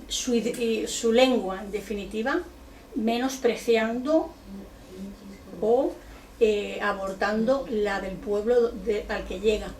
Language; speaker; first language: Spanish; non-native, local second language; Catalan